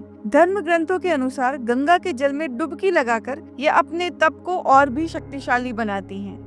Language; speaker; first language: Hindi; native; Hindi